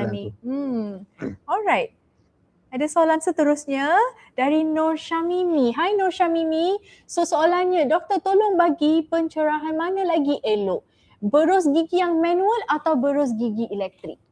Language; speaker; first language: Malay; native; Malay